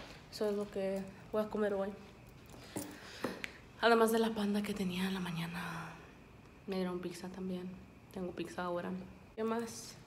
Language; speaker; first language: Spanish; early bilingual, heritage; Spanish